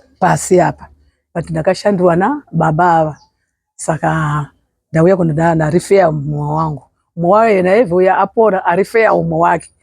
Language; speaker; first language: Shona; non-native, local second language; Nyanja